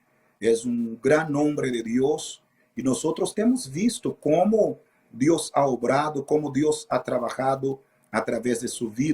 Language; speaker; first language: Spanish; non-native, fluent; Portuguese